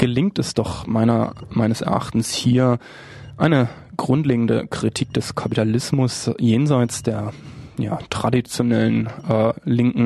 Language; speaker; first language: German; native; German